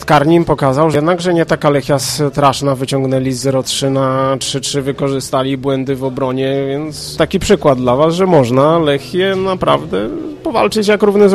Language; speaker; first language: Polish; native; Polish